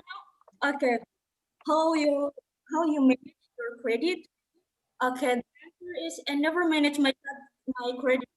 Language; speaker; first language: English; non-native, learner; Indonesian